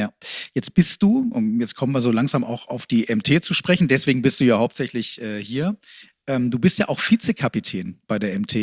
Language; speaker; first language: German; native; German